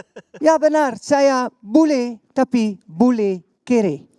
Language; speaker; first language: Indonesian; non-native, learner; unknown